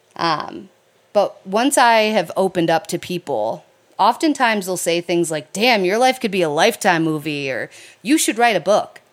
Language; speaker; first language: English; native; English